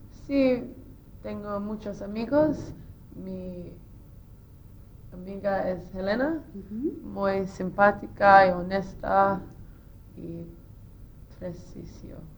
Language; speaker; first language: Spanish; non-native, learner; English